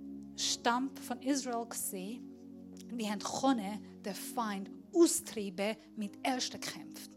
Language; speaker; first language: German; non-native, fluent; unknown